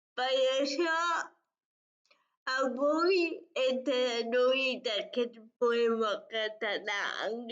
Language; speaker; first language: Catalan; non-native, fluent; Greek